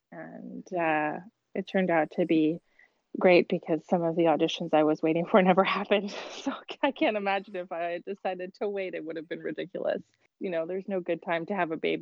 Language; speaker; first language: English; native; English